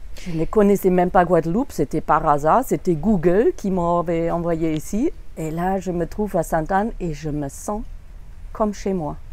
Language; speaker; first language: French; non-native, fluent; German